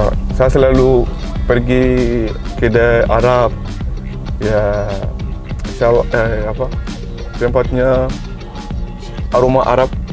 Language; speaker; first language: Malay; non-native, fluent; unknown